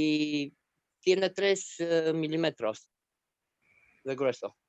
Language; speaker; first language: Spanish; non-native, fluent; Romanian